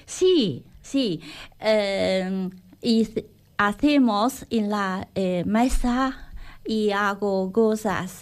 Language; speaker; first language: Spanish; non-native, learner; Chinese